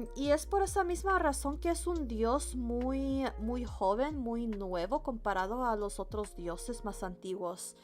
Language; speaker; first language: Spanish; early bilingual, heritage; Spanish